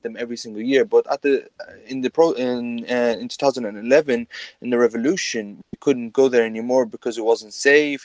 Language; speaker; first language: English; native; English